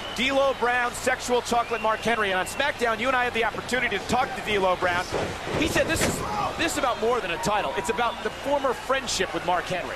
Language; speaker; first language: English; native; English